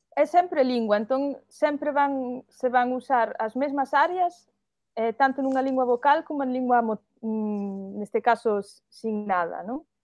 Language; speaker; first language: Galician; early bilingual, heritage; Galician